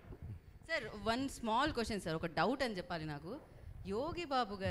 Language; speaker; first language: Telugu; native; Telugu